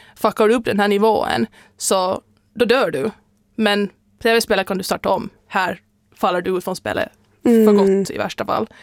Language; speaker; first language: Swedish; native; Swedish